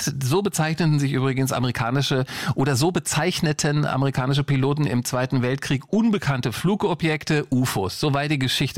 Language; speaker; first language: German; native; German